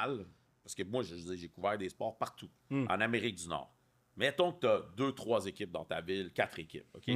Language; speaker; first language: French; native; French